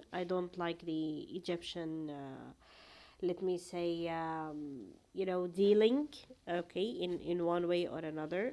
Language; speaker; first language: English; non-native, fluent; Arabic